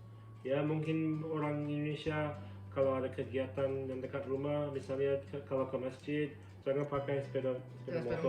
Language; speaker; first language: Indonesian; non-native, fluent; English